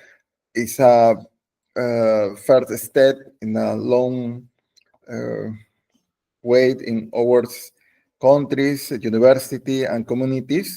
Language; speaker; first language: English; non-native, learner; Spanish